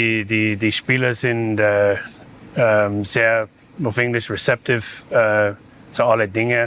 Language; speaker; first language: German; non-native, learner; English